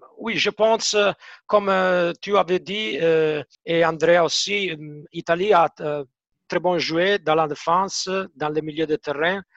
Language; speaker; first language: French; non-native, fluent; Italian